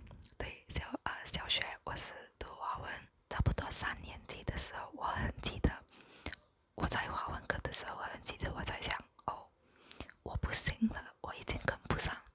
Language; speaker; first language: Chinese; non-native, local second language; English